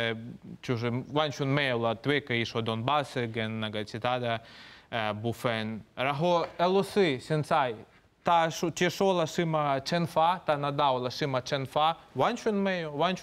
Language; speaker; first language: Chinese; non-native, fluent; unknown